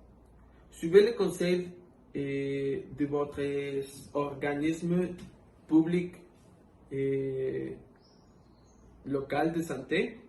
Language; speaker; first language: French; non-native, fluent; Spanish